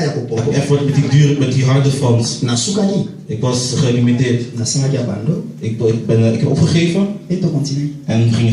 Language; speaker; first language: Dutch; non-native, learner; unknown